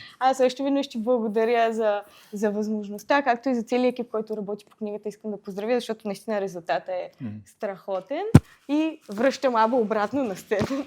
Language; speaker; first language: Bulgarian; native; Bulgarian